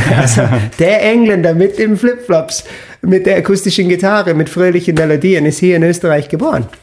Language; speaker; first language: German; non-native, fluent; English